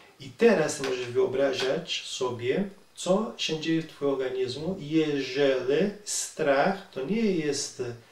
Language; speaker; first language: Polish; non-native, learner; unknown